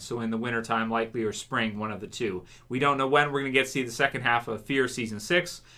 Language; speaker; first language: English; native; English